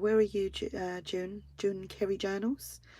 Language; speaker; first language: English; native; English